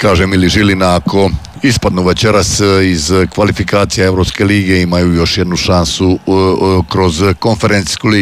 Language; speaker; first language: Serbian; native; Serbian